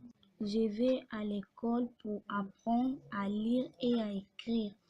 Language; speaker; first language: French; non-native, learner; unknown